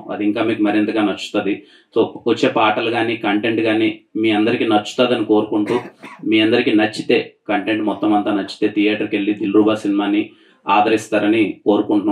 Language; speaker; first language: Telugu; native; Telugu